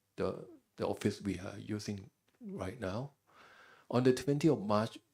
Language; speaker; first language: English; non-native, fluent; Thai